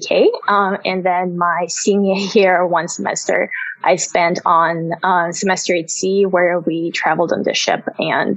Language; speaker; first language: English; non-native, fluent; Russian